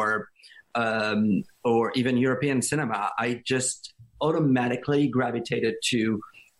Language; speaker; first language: English; non-native, fluent; French